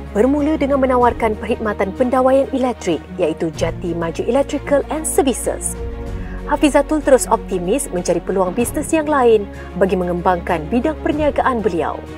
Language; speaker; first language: Malay; native; Malay